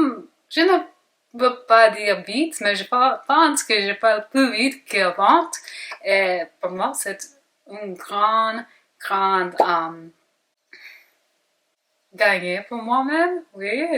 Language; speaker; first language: French; non-native, learner; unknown